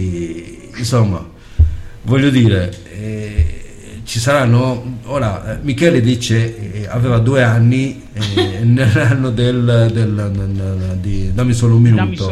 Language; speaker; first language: Italian; native; Italian